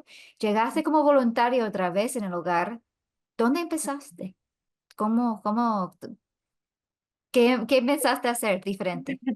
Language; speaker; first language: Spanish; non-native, fluent; English